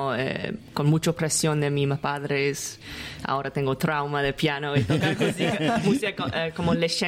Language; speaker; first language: Spanish; non-native, learner; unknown